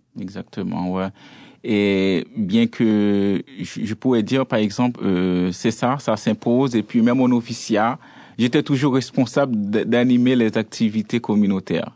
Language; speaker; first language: French; non-native, local second language; Haitian Creole